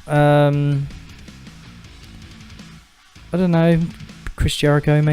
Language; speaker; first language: English; native; English